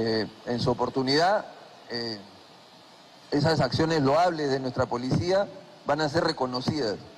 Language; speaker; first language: Spanish; native; Spanish